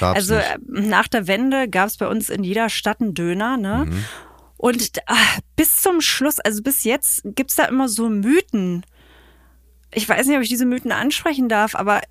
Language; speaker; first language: German; native; German